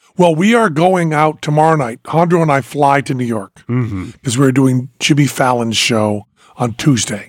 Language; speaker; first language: English; native; English